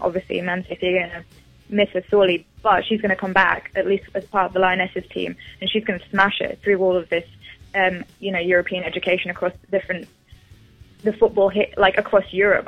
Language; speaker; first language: English; native; English